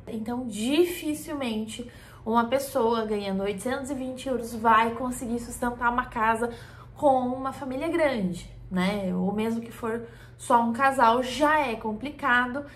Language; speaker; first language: Portuguese; native; Portuguese